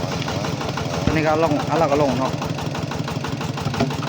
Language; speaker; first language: Thai; non-native, local second language; Lao